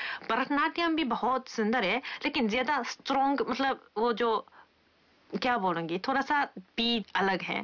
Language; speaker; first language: Hindi; non-native, fluent; Japanese